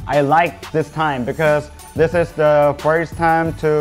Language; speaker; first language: English; non-native, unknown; Korean